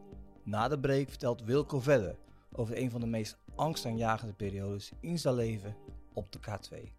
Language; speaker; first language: Dutch; native; Dutch